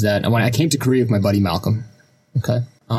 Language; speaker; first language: English; non-native, fluent; Russian